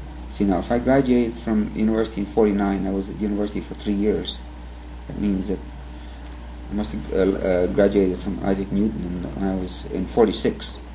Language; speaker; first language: English; early bilingual, other home language; Ukrainian